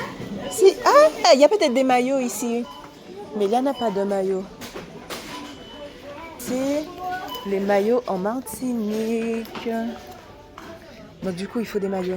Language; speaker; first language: French; native; French